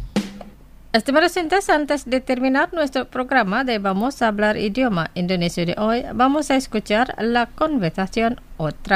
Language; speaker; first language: Spanish; non-native, fluent; Indonesian